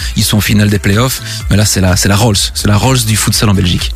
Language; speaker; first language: French; native; French